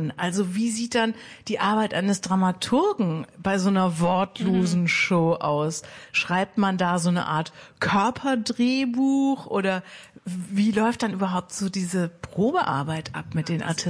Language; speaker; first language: German; native; German